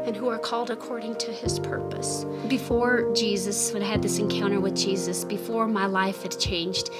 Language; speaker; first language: English; native; English